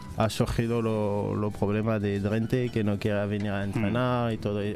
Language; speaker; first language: Spanish; non-native, fluent; French